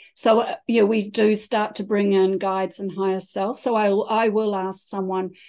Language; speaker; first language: English; native; English